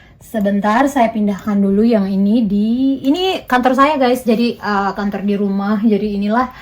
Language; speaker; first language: Indonesian; native; Indonesian